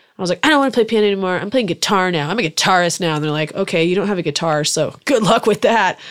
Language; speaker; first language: English; early bilingual, other home language; German